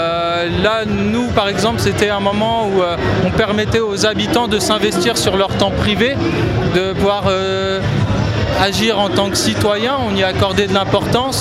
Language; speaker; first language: French; native; French